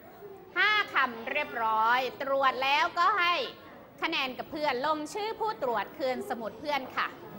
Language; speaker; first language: Thai; native; Thai